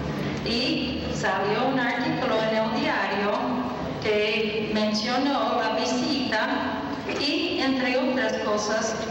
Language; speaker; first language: Spanish; non-native, fluent; English